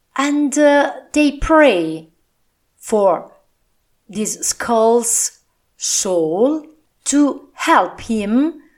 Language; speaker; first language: English; non-native, fluent; Italian